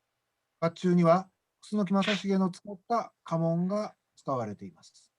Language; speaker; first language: Japanese; native; Japanese